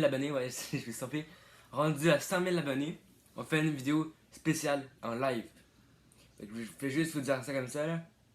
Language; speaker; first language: French; native; French